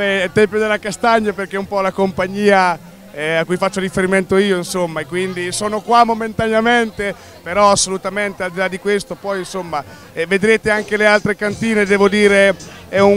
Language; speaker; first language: Italian; native; Italian